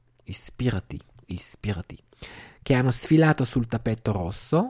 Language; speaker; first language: Italian; non-native, fluent; Hebrew